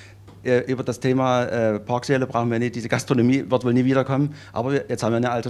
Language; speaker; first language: German; native; German